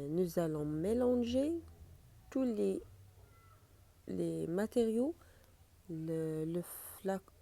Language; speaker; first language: French; non-native, learner; Arabic